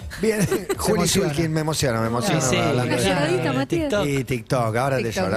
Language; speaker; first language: Spanish; native; Spanish